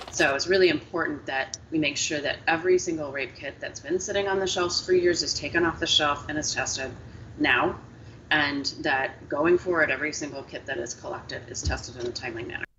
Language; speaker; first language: English; native; English